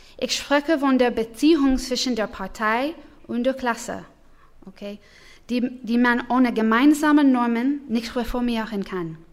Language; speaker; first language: German; non-native, learner; English